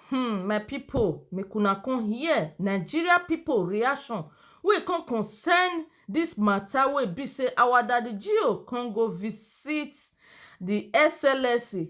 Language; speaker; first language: Nigerian Pidgin; non-native, local second language; Yoruba